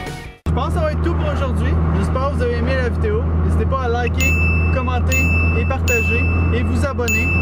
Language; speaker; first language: French; native; French